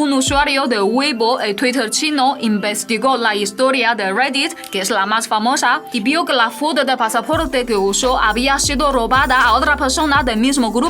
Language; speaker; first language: Spanish; non-native, fluent; Chinese